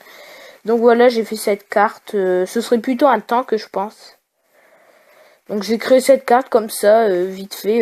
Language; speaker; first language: French; native; French